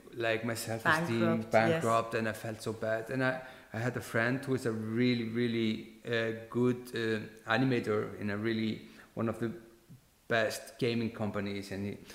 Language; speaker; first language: English; non-native, fluent; Icelandic